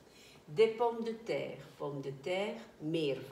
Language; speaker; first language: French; non-native, fluent; Dutch